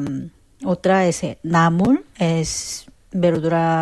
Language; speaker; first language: Spanish; non-native, fluent; Korean